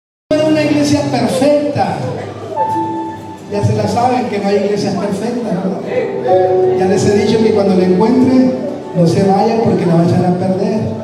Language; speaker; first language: Spanish; native; Spanish